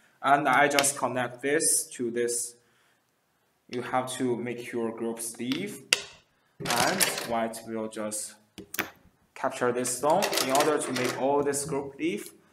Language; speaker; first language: English; non-native, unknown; Chinese